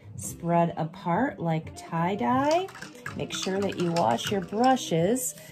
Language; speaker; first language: English; native; English